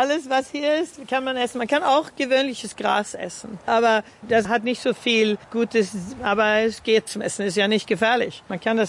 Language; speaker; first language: German; early bilingual, other home language; Swedish